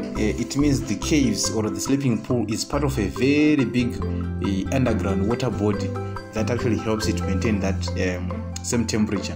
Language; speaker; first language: English; non-native, local second language; Shona